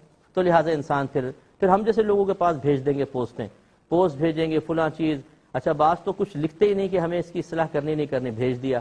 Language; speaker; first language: Urdu; native; Urdu